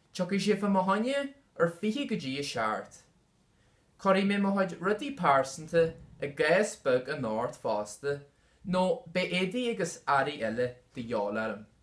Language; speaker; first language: Irish; non-native, local second language; English